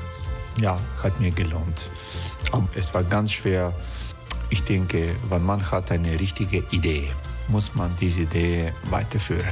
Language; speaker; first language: German; non-native, fluent; Croatian